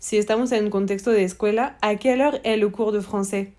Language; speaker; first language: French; non-native, fluent; Spanish